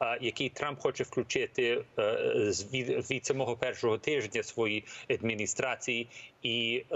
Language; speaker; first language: Ukrainian; early bilingual, heritage; English